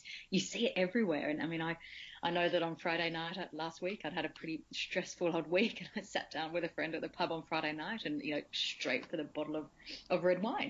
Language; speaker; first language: English; native; English